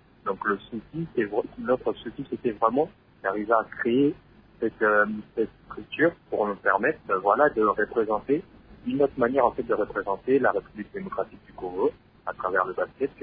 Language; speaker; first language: French; non-native, local second language; Lingala